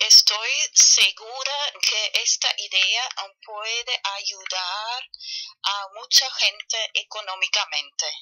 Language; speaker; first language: Spanish; non-native, fluent; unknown